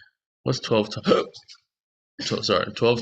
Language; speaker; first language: English; native; English